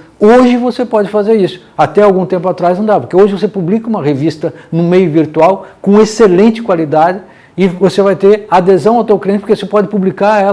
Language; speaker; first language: Portuguese; native; Portuguese